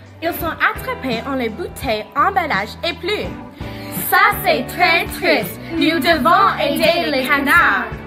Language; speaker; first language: French; non-native, learner; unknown